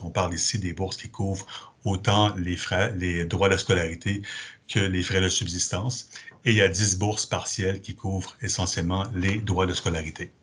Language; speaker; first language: French; native; French